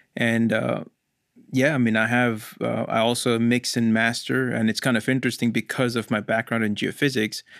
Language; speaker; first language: English; non-native, local second language; Hindi